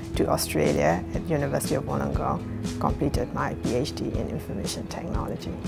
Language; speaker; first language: English; non-native, fluent; Burmese